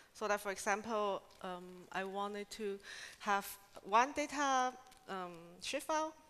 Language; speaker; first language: English; non-native, fluent; Chinese